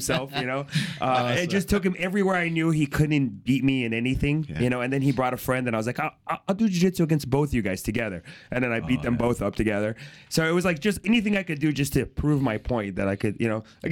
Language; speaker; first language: English; native; English